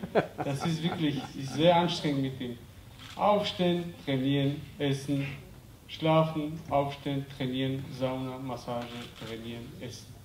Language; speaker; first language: German; non-native, fluent; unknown